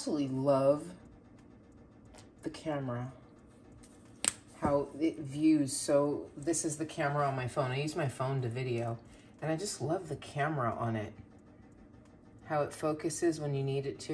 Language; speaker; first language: English; native; English